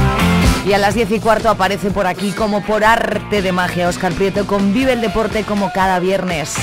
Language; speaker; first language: Spanish; native; Spanish